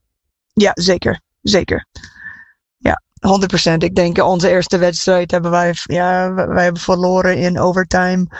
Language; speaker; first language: Dutch; non-native, fluent; English